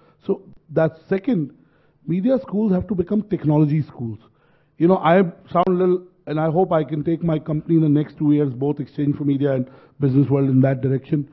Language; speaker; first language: English; non-native, local second language; Hindi